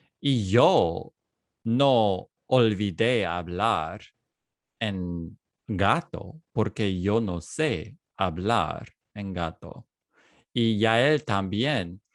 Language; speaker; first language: Spanish; non-native, fluent; English